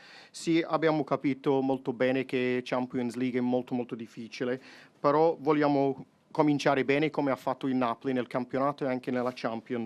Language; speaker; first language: Italian; non-native, fluent; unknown